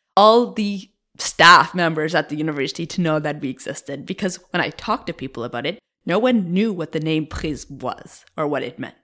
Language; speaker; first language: English; native; English